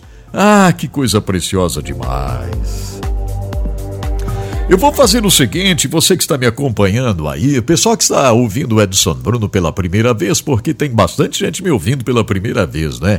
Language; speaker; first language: Portuguese; native; Portuguese